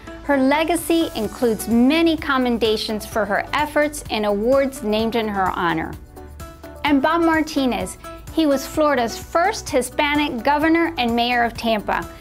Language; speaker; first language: English; early bilingual, other home language; Spanish